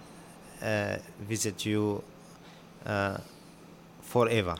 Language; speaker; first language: English; non-native, learner; Arabic